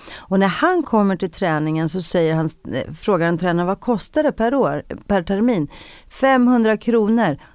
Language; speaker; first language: Swedish; early bilingual, other home language; Greek